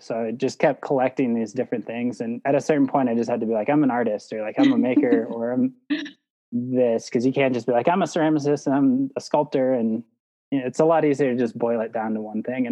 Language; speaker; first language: English; native; English